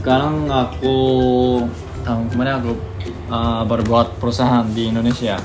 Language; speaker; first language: Indonesian; non-native, fluent; Japanese